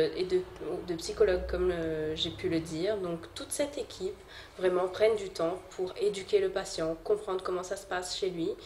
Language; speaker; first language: French; non-native, local second language; Morisyen